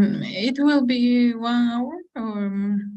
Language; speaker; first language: English; non-native, learner; Spanish